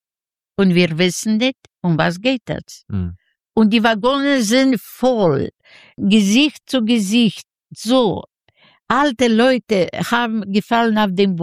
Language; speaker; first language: German; non-native, learner; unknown